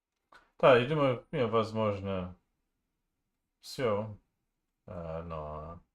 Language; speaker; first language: Russian; non-native, learner; English